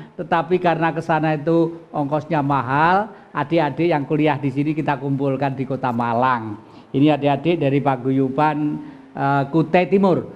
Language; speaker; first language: Indonesian; non-native, local second language; Javanese